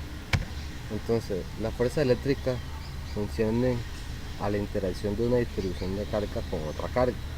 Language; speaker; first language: Spanish; native; Spanish